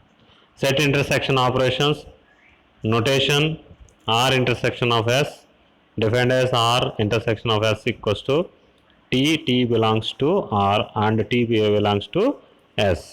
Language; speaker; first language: English; non-native, local second language; Telugu